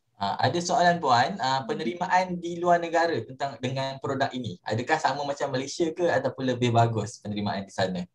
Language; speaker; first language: Malay; native; Malay